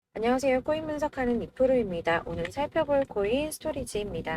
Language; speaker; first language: Korean; native; Korean